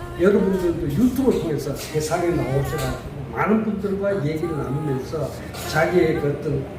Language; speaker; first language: Korean; native; Korean